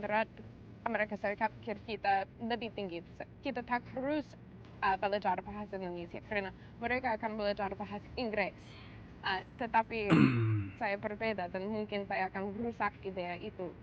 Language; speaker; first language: Indonesian; non-native, learner; English